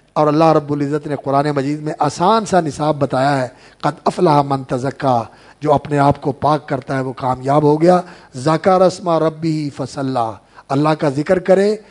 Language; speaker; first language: Urdu; non-native, local second language; Punjabi